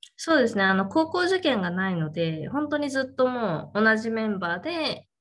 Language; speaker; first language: Japanese; native; Japanese